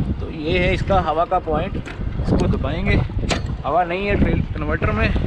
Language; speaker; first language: Hindi; non-native, local second language; Punjabi